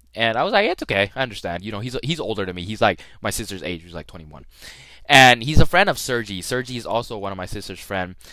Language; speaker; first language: English; early bilingual, other home language; Thai